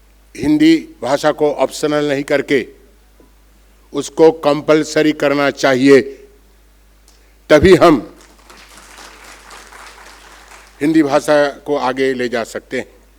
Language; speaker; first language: Hindi; non-native, local second language; Bangla